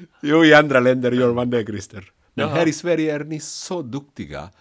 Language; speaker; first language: Swedish; non-native, fluent; Spanish